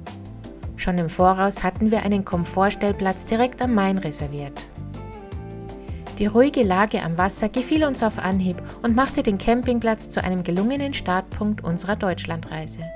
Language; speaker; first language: German; native; German